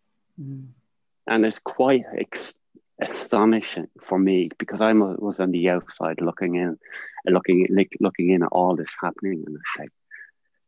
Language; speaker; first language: English; native; English